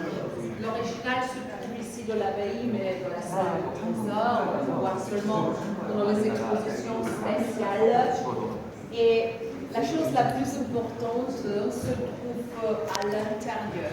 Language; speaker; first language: French; non-native, fluent; German